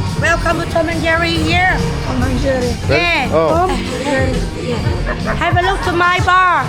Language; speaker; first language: English; non-native, learner; Vietnamese